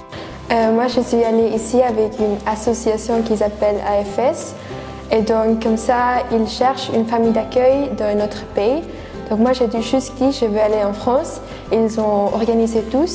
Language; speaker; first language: French; non-native, fluent; Swiss German